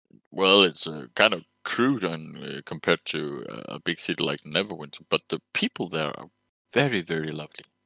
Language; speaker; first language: English; non-native, fluent; Danish